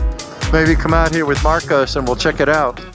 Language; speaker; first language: English; native; English